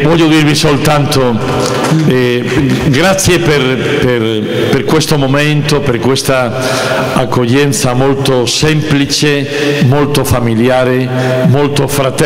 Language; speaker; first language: Italian; non-native, fluent; Spanish